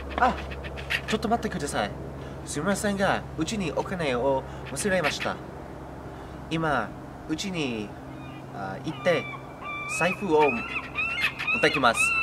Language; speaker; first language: Japanese; non-native, learner; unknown